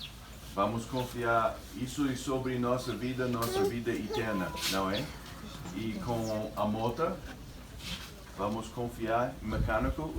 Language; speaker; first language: Portuguese; non-native, fluent; English